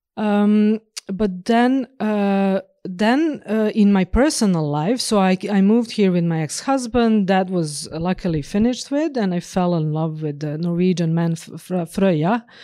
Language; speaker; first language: English; non-native, fluent; Serbian